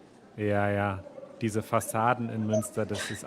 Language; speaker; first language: German; native; German